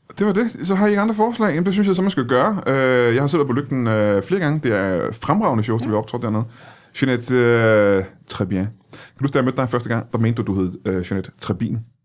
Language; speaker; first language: Danish; native; Danish